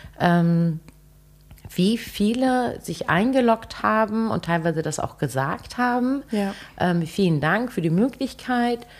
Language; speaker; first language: German; early bilingual, other home language; Turkish